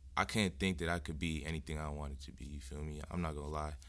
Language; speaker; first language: English; native; English